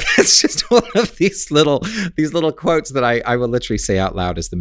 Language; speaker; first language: English; native; English